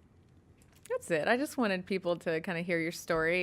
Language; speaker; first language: English; native; English